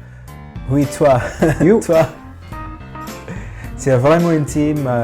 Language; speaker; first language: French; non-native, fluent; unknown